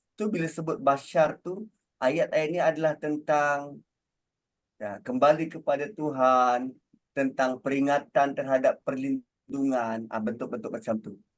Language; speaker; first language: Malay; native; Malay